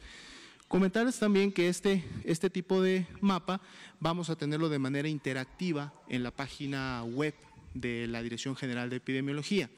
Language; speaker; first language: Spanish; native; Spanish